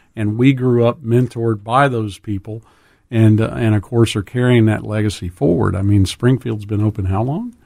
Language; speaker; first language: English; native; English